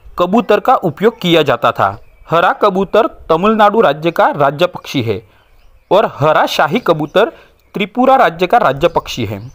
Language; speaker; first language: Hindi; non-native, local second language; Gujarati